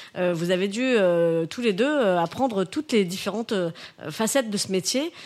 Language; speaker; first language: French; native; French